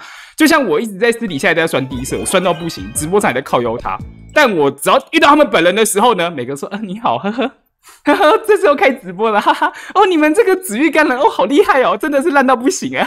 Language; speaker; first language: Chinese; native; Chinese